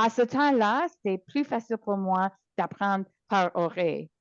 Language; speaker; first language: French; non-native, local second language; English